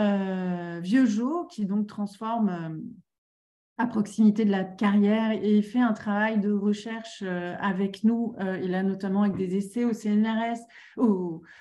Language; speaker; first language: French; native; French